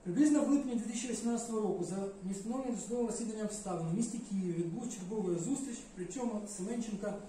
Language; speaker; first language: Ukrainian; non-native, local second language; Russian